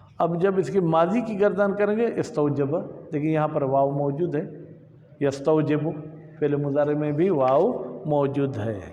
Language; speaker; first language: Urdu; non-native, local second language; Sindhi